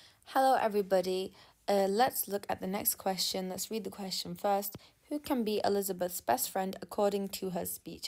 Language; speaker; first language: English; non-native, fluent; Turkish